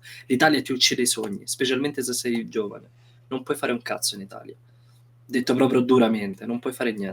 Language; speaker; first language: Italian; non-native, fluent; Romanian